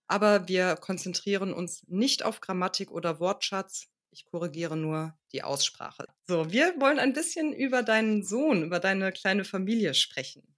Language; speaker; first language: German; native; German